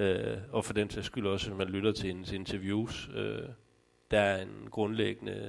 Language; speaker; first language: Danish; native; Danish